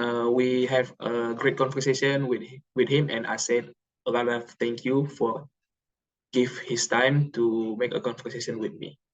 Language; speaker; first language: English; non-native, learner; Indonesian